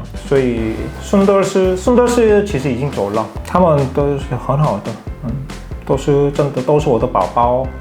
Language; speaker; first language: Chinese; non-native, fluent; Korean